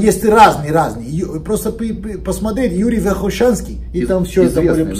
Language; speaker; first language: Russian; non-native, learner; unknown